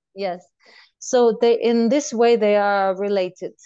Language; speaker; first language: English; non-native, fluent; Russian